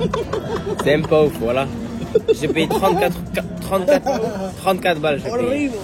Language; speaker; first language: French; native; French